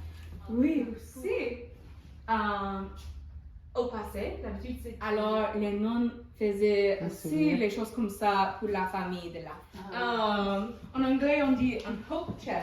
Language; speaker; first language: French; non-native, local second language; English